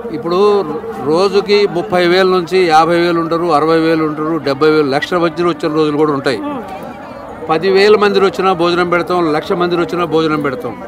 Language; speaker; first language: Telugu; native; Telugu